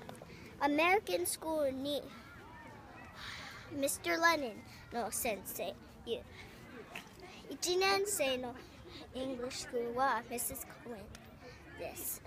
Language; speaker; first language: Japanese; early bilingual, heritage; Japanese